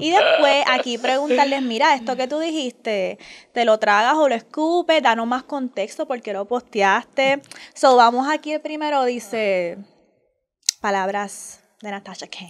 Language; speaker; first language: Spanish; early bilingual, heritage; Spanish